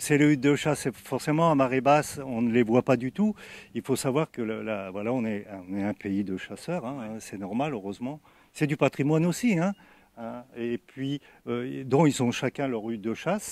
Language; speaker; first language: French; native; French